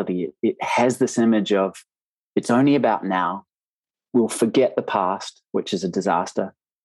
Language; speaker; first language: English; native; English